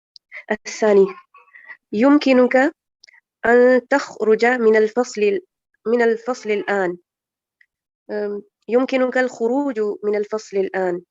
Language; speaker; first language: Arabic; non-native, learner; Urdu